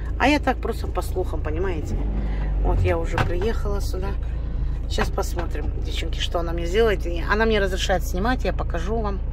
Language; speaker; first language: Russian; native; Russian